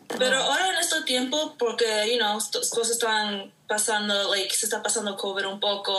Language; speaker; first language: Spanish; early bilingual, heritage; Spanish